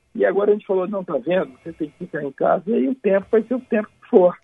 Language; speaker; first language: Portuguese; native; Portuguese